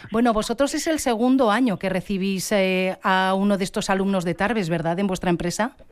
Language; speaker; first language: Spanish; native; Spanish